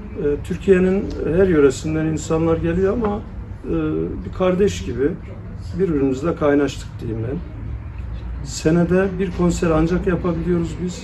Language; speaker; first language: Turkish; native; Turkish